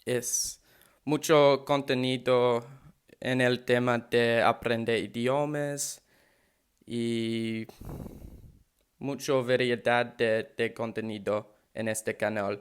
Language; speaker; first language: Spanish; non-native, learner; English